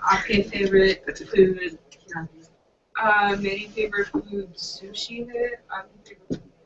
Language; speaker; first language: Hindi; non-native, learner; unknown